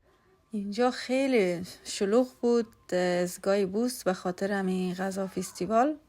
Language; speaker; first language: Persian; native; Persian